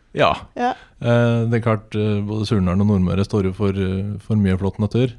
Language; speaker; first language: Norwegian; native; Norwegian